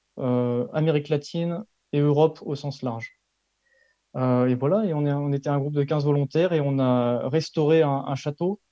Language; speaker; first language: French; native; French